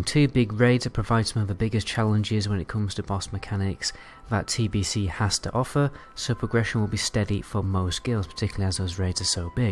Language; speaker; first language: English; native; English